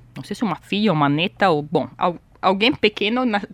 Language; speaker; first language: Portuguese; non-native, fluent; Italian